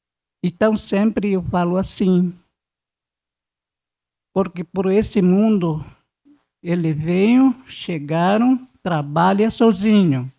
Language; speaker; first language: Portuguese; non-native, local second language; Guarani